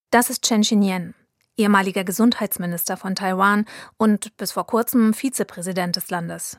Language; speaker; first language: German; native; German